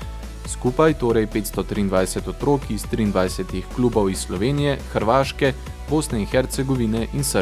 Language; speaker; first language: Slovenian; native; Slovenian